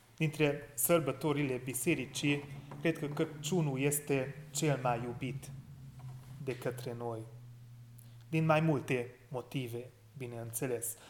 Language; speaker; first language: Romanian; non-native, local second language; Hungarian